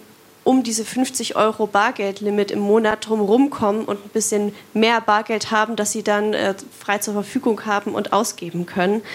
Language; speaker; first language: German; native; German